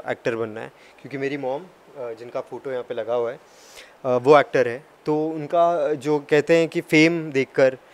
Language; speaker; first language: Hindi; native; Hindi